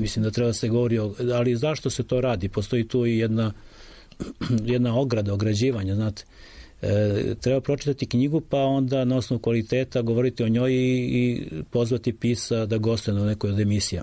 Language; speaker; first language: Serbian; native; Serbian